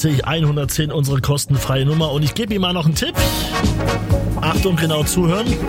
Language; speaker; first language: German; native; German